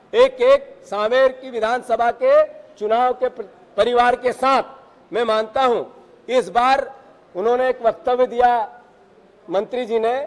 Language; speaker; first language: Hindi; native; Hindi